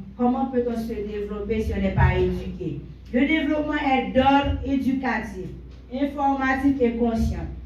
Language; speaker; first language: French; non-native, local second language; Haitian Creole